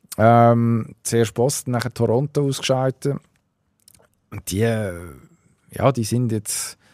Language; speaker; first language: German; native; German